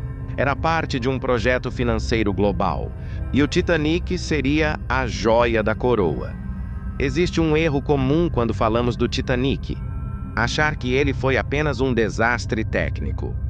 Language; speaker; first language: Portuguese; native; Portuguese